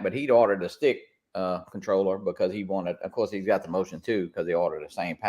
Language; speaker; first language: English; native; English